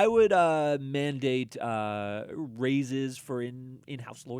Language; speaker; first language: English; native; English